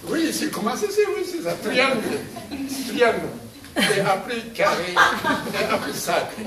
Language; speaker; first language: French; non-native, learner; Japanese